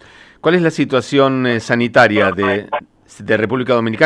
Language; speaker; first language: Spanish; native; Spanish